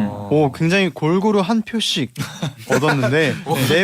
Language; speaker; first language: Korean; native; Korean